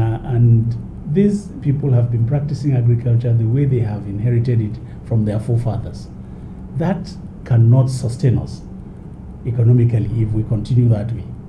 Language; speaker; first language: English; non-native, local second language; Hausa